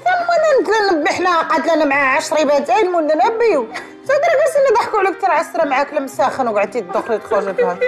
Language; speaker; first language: Arabic; native; Arabic